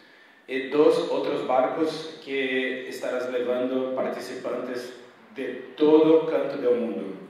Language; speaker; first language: Spanish; non-native, fluent; Portuguese